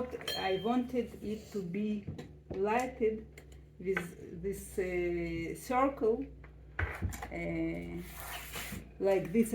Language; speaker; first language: English; non-native, learner; Russian